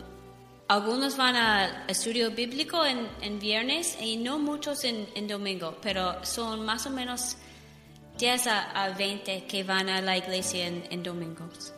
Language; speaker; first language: Spanish; non-native, learner; English